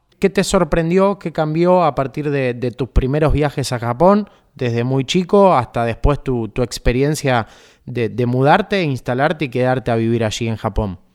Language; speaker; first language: Spanish; native; Spanish